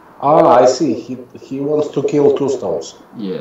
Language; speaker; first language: English; non-native, fluent; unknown